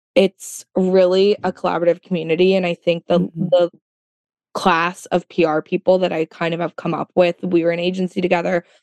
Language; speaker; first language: English; native; English